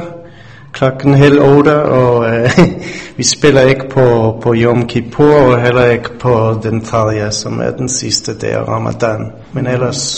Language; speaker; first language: Danish; non-native, fluent; English